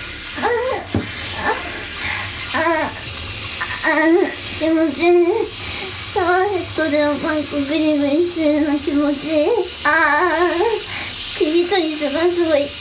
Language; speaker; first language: Japanese; native; Japanese